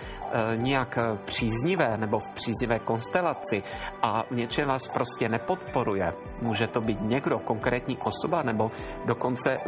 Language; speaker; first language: Czech; native; Czech